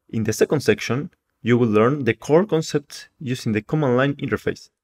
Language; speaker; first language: English; non-native, fluent; Spanish